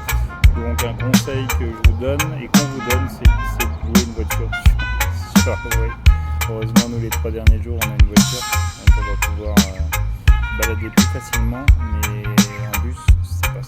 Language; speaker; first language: French; native; French